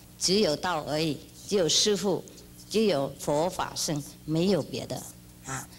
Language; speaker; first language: Chinese; non-native, fluent; Vietnamese